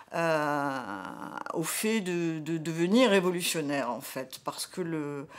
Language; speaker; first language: French; native; French